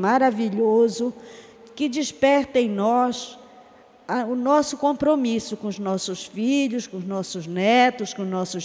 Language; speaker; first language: Portuguese; native; Portuguese